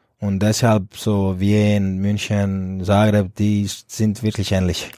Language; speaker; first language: German; non-native, fluent; Croatian